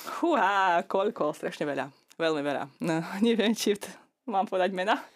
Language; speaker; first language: Slovak; non-native, fluent; Azerbaijani